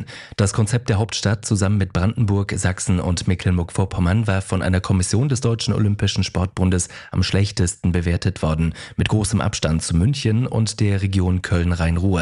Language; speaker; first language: German; native; German